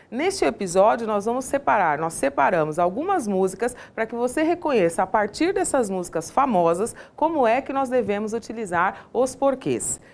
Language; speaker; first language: Portuguese; native; Portuguese